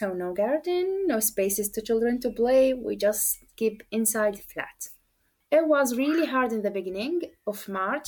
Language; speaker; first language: English; non-native, learner; Arabic